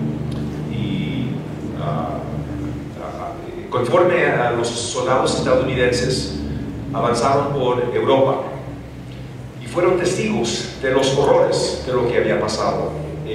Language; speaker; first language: Spanish; non-native, fluent; English